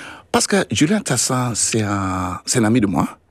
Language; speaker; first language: French; non-native, learner; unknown